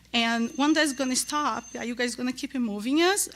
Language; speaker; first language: English; non-native, learner; Portuguese